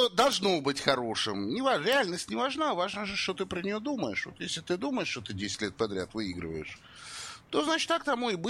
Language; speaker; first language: Russian; native; Russian